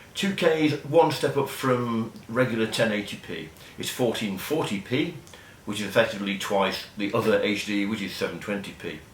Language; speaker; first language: English; native; English